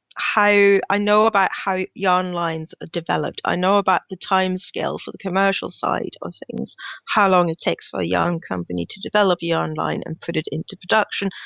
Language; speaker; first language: English; non-native, fluent; Danish